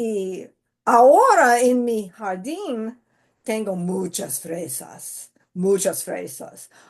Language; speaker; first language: Spanish; non-native, learner; English